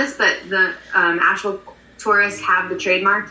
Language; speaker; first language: English; native; English